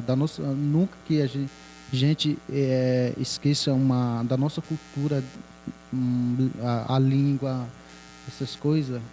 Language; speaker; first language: Portuguese; non-native, local second language; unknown